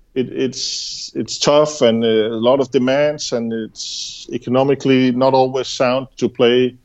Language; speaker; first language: English; non-native, fluent; Danish